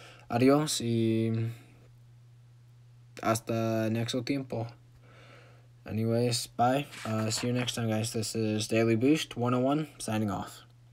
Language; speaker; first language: English; native; English